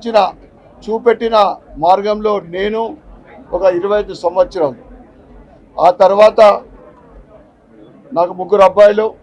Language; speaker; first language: Telugu; native; Telugu